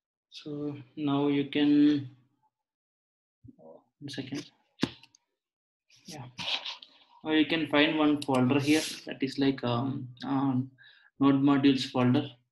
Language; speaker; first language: English; non-native, local second language; Telugu